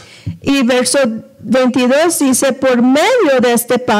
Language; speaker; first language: Spanish; early bilingual, heritage; Spanish